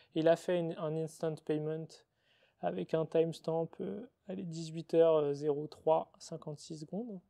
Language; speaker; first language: French; native; French